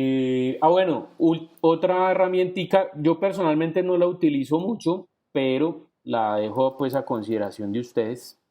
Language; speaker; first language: Spanish; native; Spanish